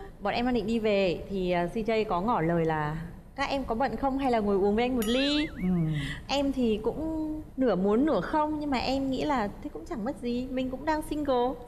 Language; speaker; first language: Vietnamese; native; Vietnamese